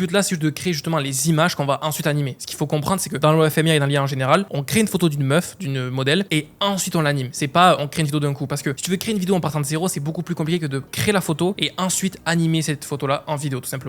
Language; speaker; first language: French; native; French